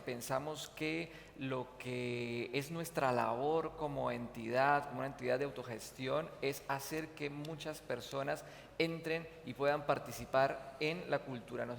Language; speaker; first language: Spanish; native; Spanish